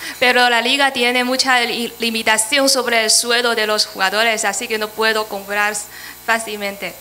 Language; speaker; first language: Spanish; non-native, fluent; Chinese